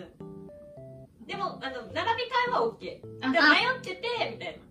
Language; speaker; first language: Japanese; native; Japanese